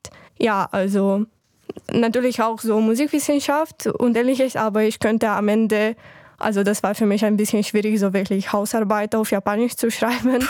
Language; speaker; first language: German; non-native, fluent; Ukrainian